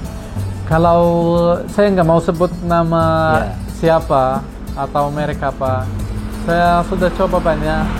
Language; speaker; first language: Indonesian; non-native, fluent; Arabic